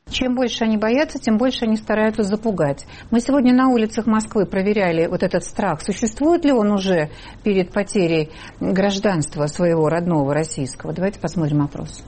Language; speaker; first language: Russian; native; Russian